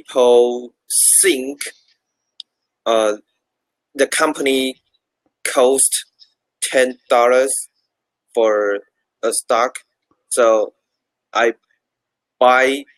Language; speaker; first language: English; non-native, learner; Chinese